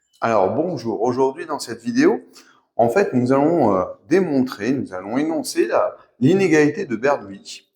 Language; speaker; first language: French; native; French